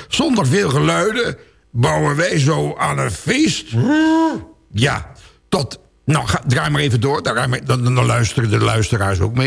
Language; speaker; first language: Dutch; native; Dutch